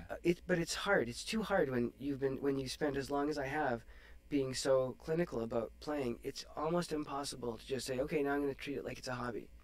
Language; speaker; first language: English; native; English